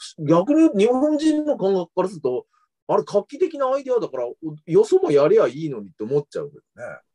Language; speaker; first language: Japanese; native; Japanese